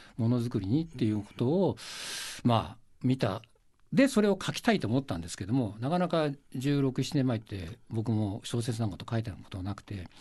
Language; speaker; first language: Japanese; native; Japanese